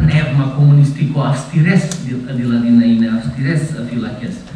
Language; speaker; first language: Greek; non-native, fluent; Macedonian